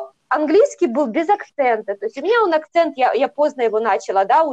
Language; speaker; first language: Russian; native; Russian